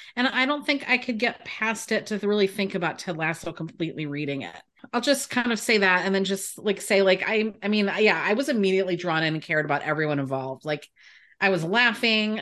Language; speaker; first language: English; native; English